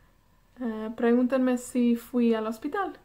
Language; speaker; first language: Spanish; non-native, fluent; Welsh